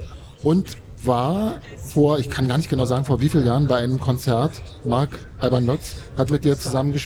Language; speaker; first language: German; native; German